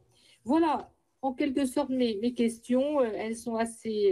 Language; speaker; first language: French; native; French